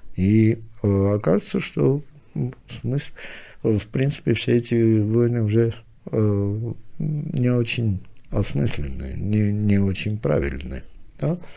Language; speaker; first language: Russian; non-native, local second language; Armenian